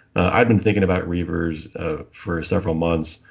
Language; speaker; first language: English; native; English